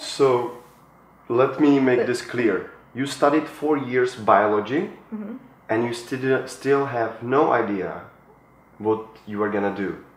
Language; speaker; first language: English; non-native, fluent; Czech